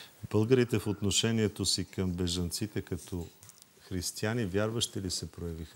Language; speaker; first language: Bulgarian; native; Bulgarian